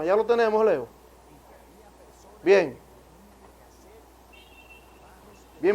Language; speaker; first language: Spanish; native; Spanish